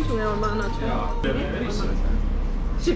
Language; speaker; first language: Korean; non-native, learner; Estonian